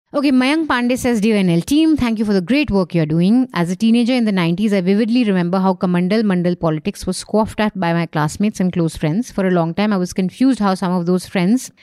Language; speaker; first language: English; non-native, local second language; Hindi